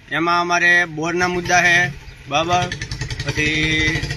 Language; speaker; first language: Gujarati; native; Gujarati